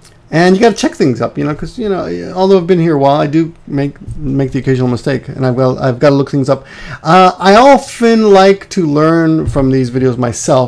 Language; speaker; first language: English; native; English